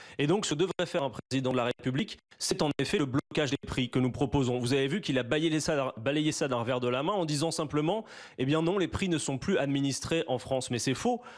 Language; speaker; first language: French; native; French